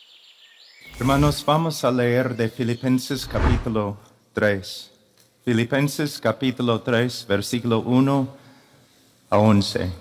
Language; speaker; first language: Spanish; non-native, fluent; English